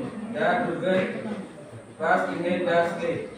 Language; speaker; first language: German; non-native, learner; Indonesian